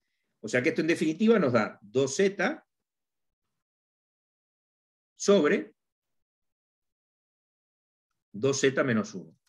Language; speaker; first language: Spanish; native; Spanish